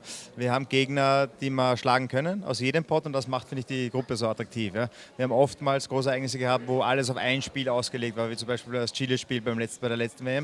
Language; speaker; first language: German; native; German